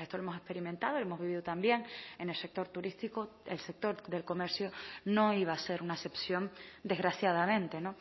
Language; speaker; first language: Spanish; native; Spanish